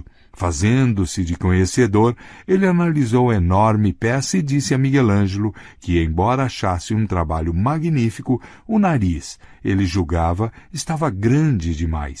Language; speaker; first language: Portuguese; native; Portuguese